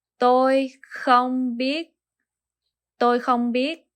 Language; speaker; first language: Vietnamese; early bilingual, heritage; Vietnamese